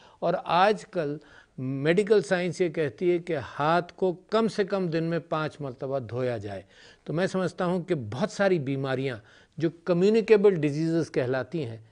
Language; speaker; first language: Urdu; native; Urdu